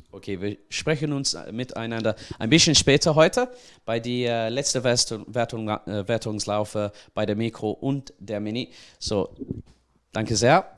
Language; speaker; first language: German; non-native, learner; English